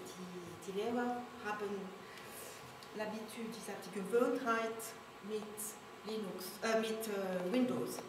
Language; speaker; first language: German; non-native, learner; French